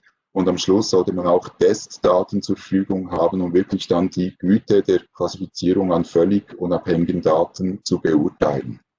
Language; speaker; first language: German; native; German